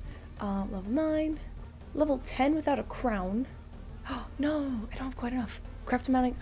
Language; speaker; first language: English; native; English